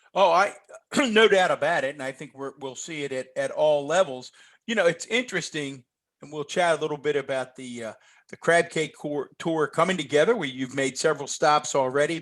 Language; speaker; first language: English; native; English